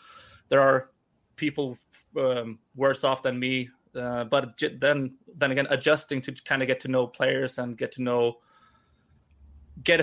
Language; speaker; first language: English; non-native, fluent; Swedish